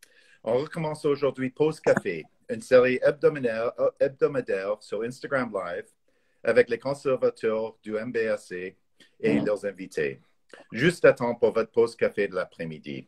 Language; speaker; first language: French; non-native, fluent; English